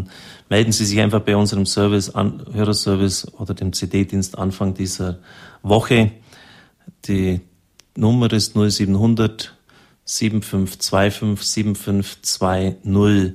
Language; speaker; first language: German; native; German